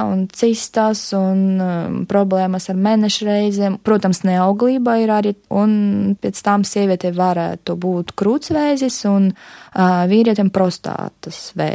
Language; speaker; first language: Latvian; non-native, local second language; Russian